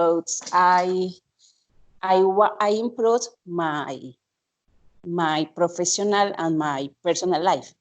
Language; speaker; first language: English; non-native, learner; Spanish